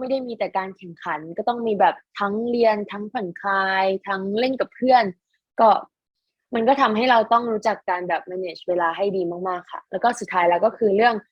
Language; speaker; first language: Thai; native; Thai